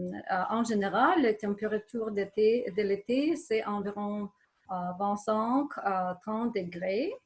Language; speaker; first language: French; non-native, learner; Ukrainian